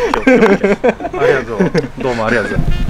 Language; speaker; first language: Japanese; native; Japanese